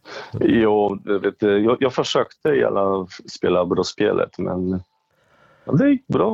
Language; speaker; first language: Swedish; non-native, fluent; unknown